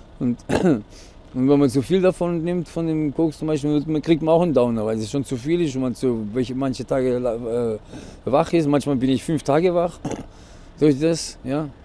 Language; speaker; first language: German; non-native, fluent; Portuguese